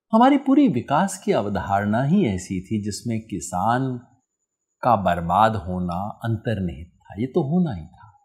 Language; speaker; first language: Hindi; native; Hindi